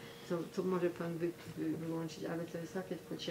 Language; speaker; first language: Polish; early bilingual, heritage; Polish